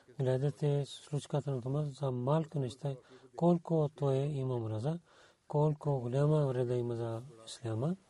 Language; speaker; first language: Bulgarian; non-native, learner; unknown